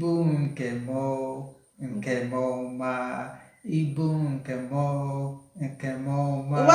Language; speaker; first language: Igbo; non-native, learner; English